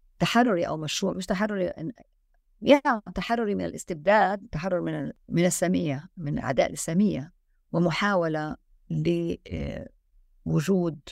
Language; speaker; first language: Arabic; native; Arabic